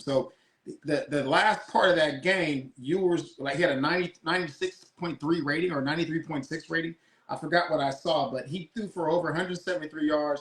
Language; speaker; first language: English; native; English